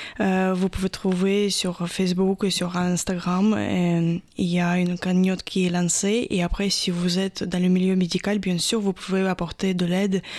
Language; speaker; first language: French; non-native, fluent; Russian